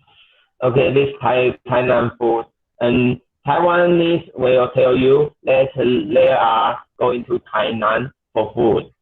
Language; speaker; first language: English; non-native, learner; Chinese